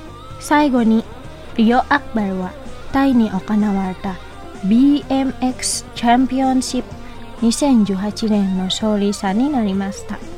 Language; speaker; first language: Japanese; non-native, fluent; Indonesian